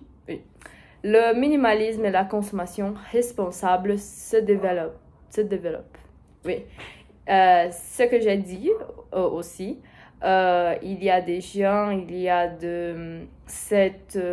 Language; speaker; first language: French; non-native, learner; Portuguese